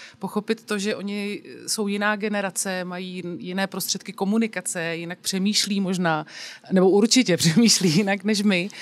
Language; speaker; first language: Czech; native; Czech